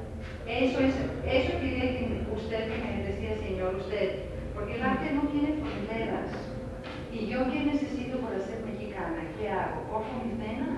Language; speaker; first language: Spanish; non-native, fluent; Greek